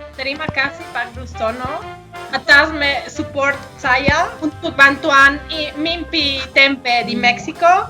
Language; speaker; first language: Indonesian; non-native, learner; Spanish